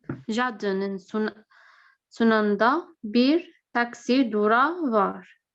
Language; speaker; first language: Turkish; non-native, learner; Arabic